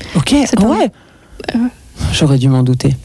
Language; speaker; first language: French; native; French